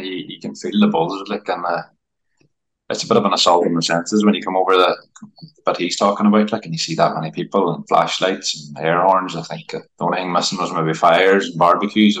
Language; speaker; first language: English; native; English